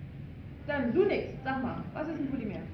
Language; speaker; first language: German; native; German